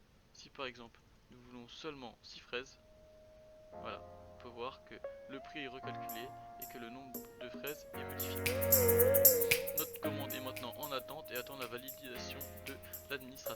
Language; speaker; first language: French; native; French